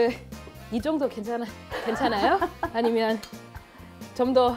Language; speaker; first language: Korean; non-native, learner; English